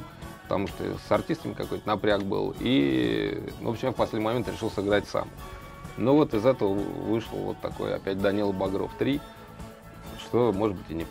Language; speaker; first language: Russian; native; Russian